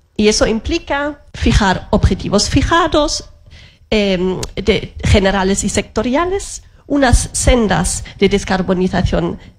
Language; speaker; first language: Spanish; non-native, fluent; German